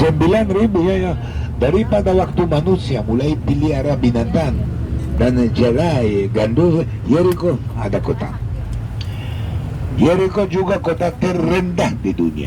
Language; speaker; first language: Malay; non-native, fluent; Hebrew